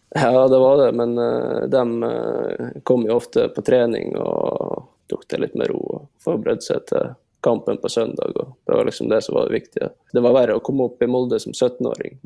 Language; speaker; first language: Norwegian; native; Norwegian